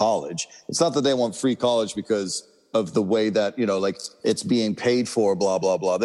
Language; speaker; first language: English; native; English